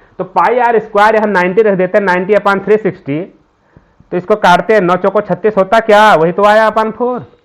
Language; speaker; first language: Hindi; native; Hindi